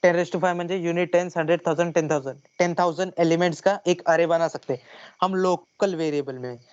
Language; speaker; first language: Hindi; non-native, local second language; Marathi